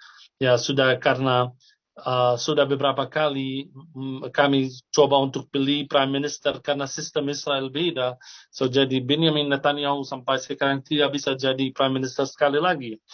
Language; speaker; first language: Indonesian; non-native, fluent; Arabic